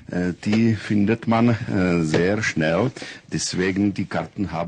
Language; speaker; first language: German; non-native, learner; Czech